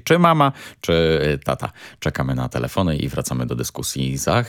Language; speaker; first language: Polish; native; Polish